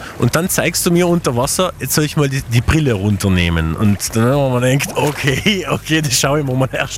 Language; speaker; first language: German; native; German